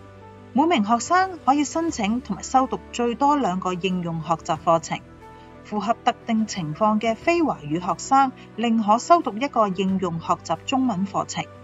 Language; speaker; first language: Chinese; non-native, local second language; Cantonese